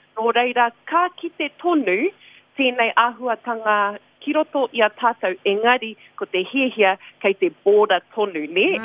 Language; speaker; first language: Māori; non-native, local second language; English